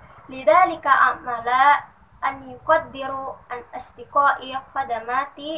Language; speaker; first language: Arabic; non-native, learner; Indonesian